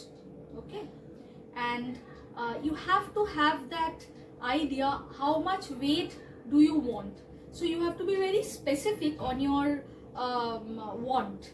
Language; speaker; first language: English; non-native, local second language; Bangla